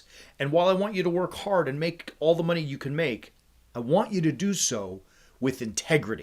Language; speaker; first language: English; native; English